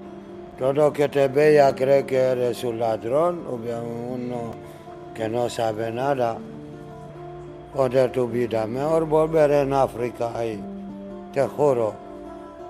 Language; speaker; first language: Spanish; non-native, learner; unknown